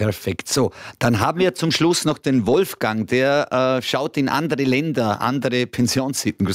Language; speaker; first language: German; native; German